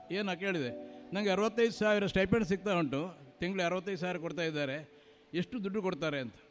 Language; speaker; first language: Kannada; non-native, local second language; Marathi